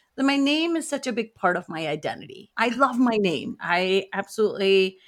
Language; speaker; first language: English; non-native, local second language; Gujarati